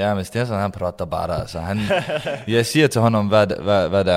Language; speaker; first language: Swedish; non-native, learner; Danish